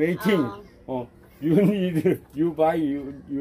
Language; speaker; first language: English; non-native, learner; Korean